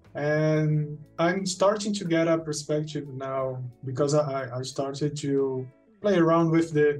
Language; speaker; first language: English; non-native, fluent; Portuguese